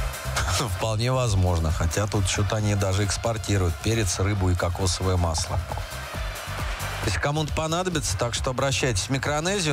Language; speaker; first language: Russian; native; Russian